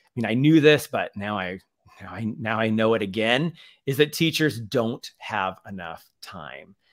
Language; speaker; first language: English; native; English